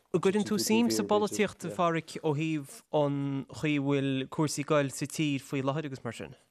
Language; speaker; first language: Irish; native; Irish